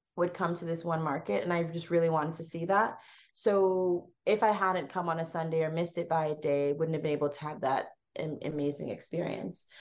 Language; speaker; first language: English; native; English